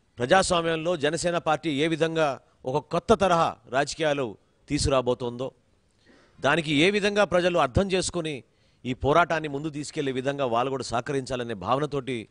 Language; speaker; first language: Telugu; native; Telugu